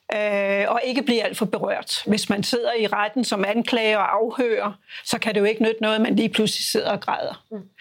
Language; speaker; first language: Danish; native; Danish